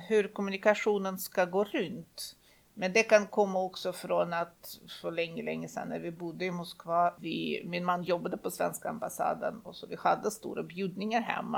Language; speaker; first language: Swedish; non-native, fluent; Russian